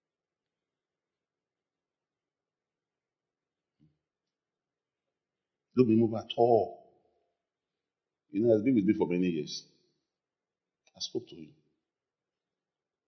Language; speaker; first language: English; non-native, local second language; Yoruba